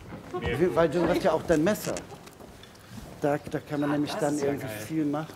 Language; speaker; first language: German; native; German